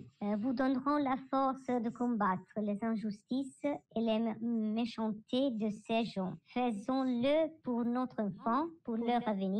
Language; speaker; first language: French; non-native, learner; Italian